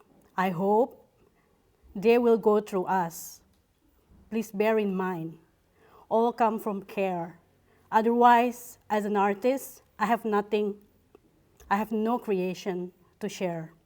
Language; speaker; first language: English; non-native, fluent; Indonesian